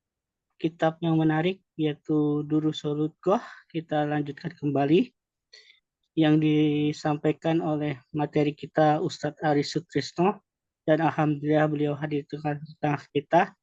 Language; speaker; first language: Indonesian; native; Indonesian